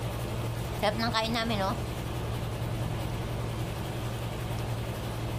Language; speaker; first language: Filipino; non-native, local second language; Iloko